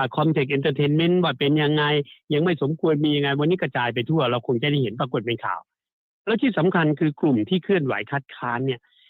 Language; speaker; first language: Thai; native; Thai